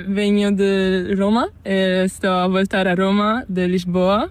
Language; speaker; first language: Spanish; non-native, learner; Italian